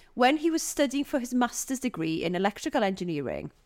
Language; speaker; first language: English; non-native, local second language; Welsh